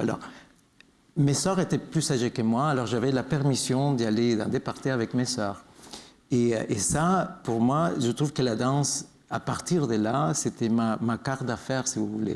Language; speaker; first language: French; non-native, fluent; Spanish